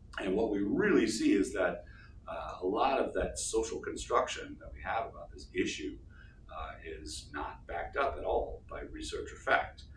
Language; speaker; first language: English; native; English